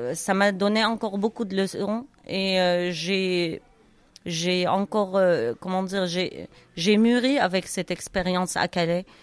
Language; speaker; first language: French; non-native, fluent; Arabic